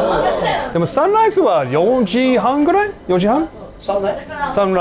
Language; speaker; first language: Japanese; non-native, learner; English